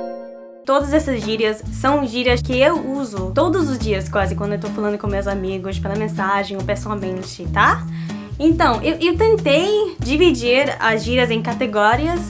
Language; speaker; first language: Portuguese; non-native, fluent; English